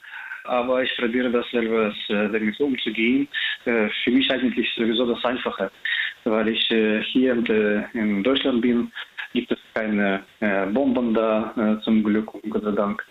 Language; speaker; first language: German; non-native, fluent; Russian